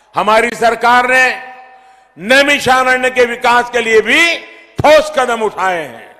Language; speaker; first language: Hindi; non-native, local second language; Gujarati